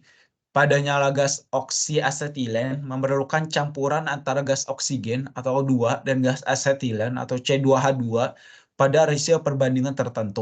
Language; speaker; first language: Indonesian; native; Indonesian